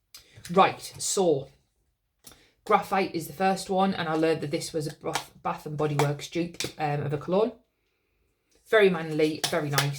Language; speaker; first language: English; native; English